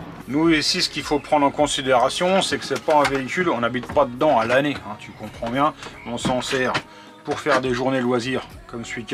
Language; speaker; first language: French; native; French